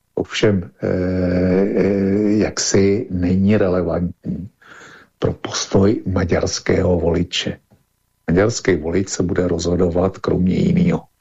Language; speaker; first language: Czech; native; Czech